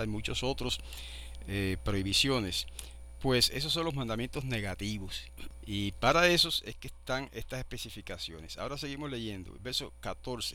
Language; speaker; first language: Spanish; native; Spanish